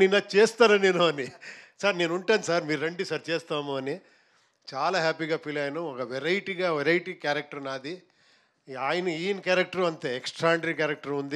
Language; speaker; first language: Telugu; non-native, fluent; Kannada